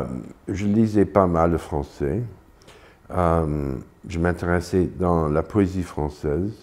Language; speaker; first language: French; non-native, fluent; English